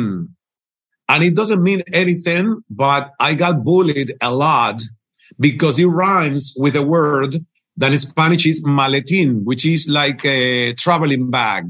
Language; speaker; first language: English; non-native, fluent; Spanish